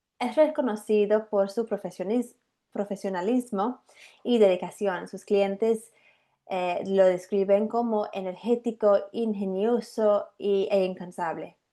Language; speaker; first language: Spanish; non-native, fluent; English